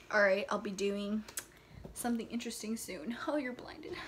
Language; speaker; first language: English; early bilingual, other home language; Spanish